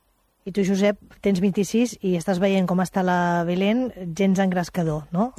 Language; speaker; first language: Catalan; native; Catalan